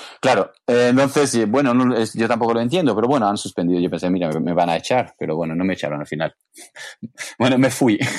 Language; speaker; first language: Spanish; non-native, fluent; English